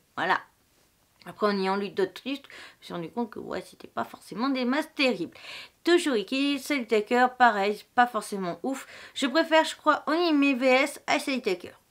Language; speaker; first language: French; native; French